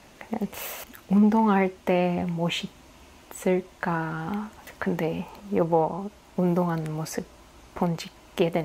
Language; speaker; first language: Korean; non-native, fluent; Russian